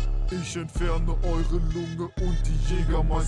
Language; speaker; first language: German; native; German